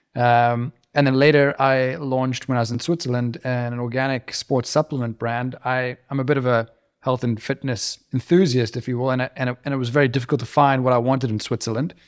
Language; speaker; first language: English; native; English